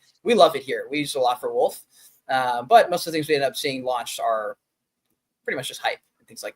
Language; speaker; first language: English; native; English